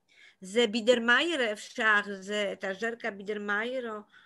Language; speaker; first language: Hebrew; non-native, learner; Polish